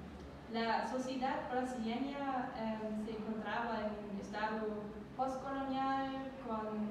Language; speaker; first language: Spanish; non-native, learner; German